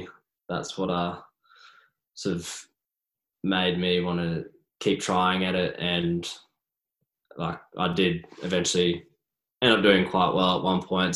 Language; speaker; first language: English; native; English